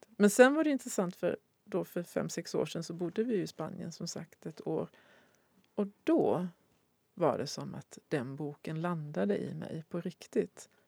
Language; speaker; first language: Swedish; native; Swedish